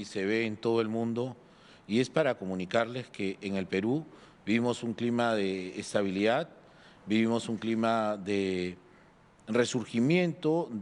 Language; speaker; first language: Spanish; native; Spanish